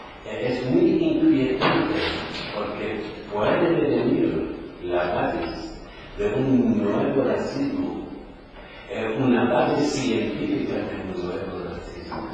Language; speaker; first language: Spanish; non-native, fluent; Polish